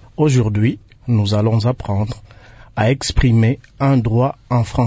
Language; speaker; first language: French; non-native, local second language; Lingala